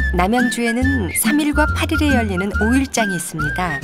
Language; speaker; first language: Korean; native; Korean